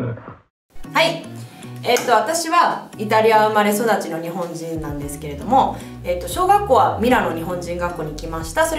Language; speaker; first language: Japanese; early bilingual, heritage; Japanese